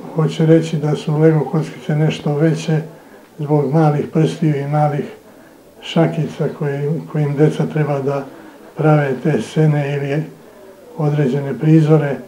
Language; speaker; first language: Croatian; native; Croatian